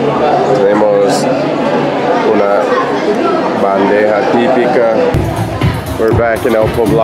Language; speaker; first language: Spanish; non-native, learner; English